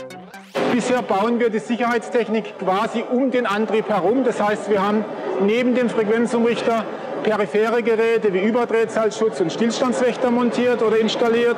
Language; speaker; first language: German; native; German